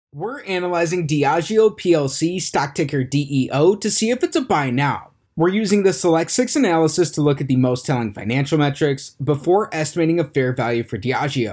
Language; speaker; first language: English; native; English